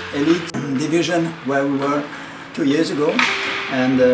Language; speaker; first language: English; non-native, learner; French